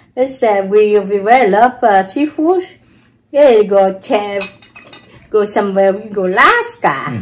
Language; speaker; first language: English; non-native, learner; Vietnamese